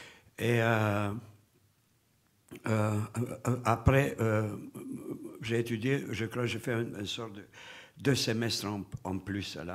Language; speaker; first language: French; non-native, fluent; Romanian